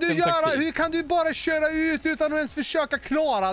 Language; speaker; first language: Swedish; native; Swedish